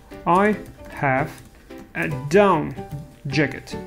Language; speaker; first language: English; non-native, fluent; Russian